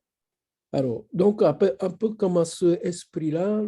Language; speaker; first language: French; non-native, fluent; Japanese